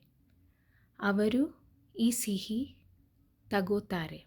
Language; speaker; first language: Kannada; non-native, learner; Malayalam